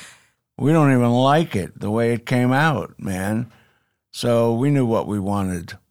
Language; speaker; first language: English; native; English